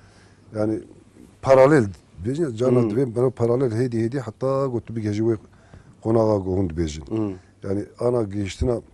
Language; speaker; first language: Kurdish; native; Kurdish